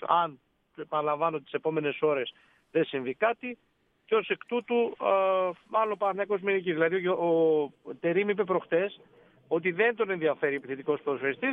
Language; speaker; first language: Greek; native; Greek